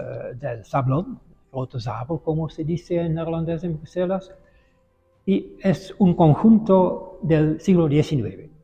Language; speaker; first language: Spanish; non-native, fluent; Dutch